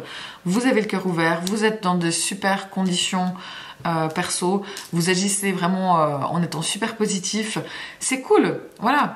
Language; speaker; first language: French; native; French